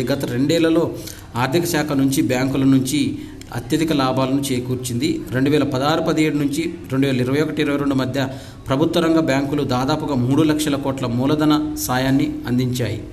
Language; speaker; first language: Telugu; native; Telugu